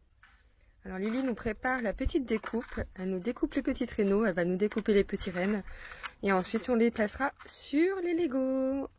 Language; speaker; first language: French; native; French